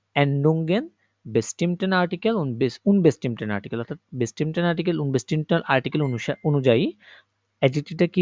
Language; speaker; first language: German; non-native, learner; Bangla